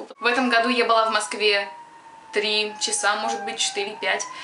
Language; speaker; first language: Russian; early bilingual, other home language; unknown